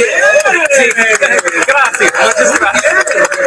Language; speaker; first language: Spanish; non-native, learner; English